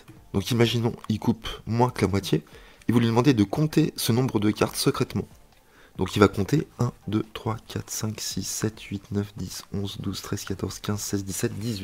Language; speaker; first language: French; native; French